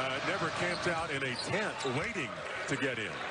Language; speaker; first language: English; native; English